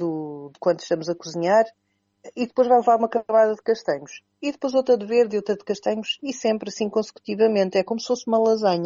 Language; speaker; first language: Portuguese; native; Portuguese